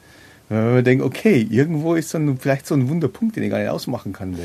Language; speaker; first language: German; native; German